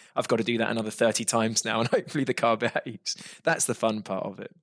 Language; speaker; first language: English; native; English